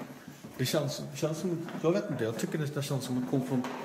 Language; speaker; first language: Swedish; native; Swedish